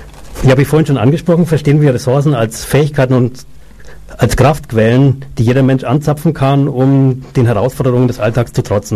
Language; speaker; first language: German; native; German